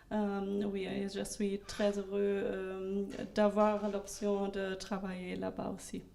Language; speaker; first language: French; non-native, fluent; German